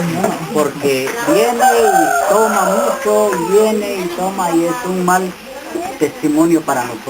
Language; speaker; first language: Spanish; non-native, local second language; Kʼicheʼ